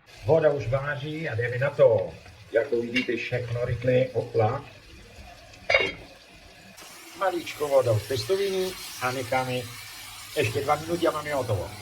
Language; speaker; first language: Czech; non-native, learner; Italian